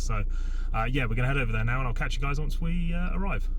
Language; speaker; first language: English; native; English